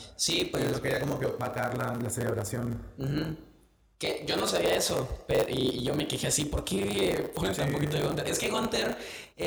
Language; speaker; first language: Spanish; native; Spanish